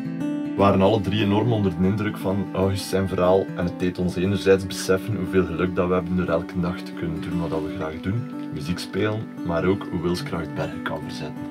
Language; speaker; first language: Dutch; native; Dutch